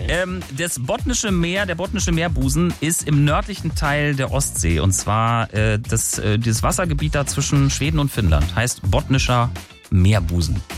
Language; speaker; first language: German; native; German